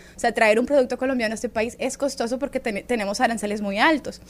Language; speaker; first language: Spanish; native; Spanish